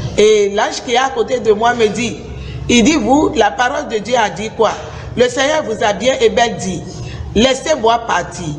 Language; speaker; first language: French; non-native, local second language; Susu